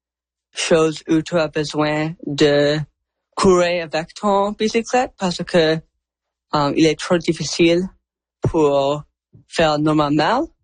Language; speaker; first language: French; non-native, local second language; English